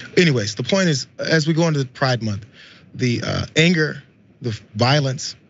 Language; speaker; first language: English; native; English